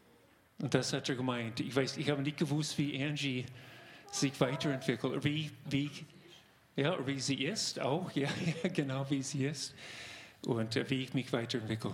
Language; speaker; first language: German; non-native, fluent; English